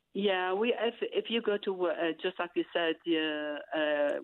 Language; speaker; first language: English; non-native, fluent; Arabic